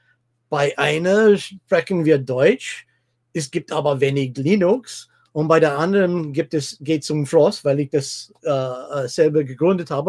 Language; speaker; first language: German; non-native, fluent; English